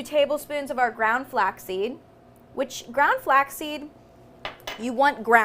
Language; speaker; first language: English; native; English